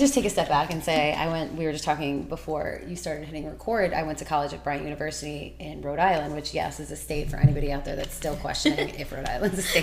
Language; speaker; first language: English; native; English